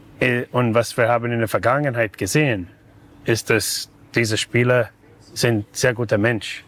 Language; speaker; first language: German; non-native, learner; English